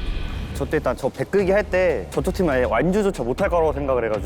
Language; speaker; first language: Korean; native; Korean